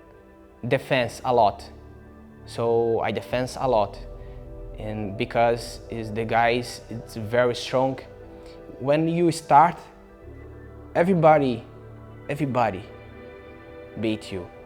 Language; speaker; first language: English; non-native, learner; Portuguese